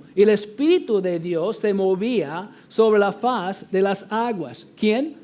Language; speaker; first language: Spanish; non-native, fluent; English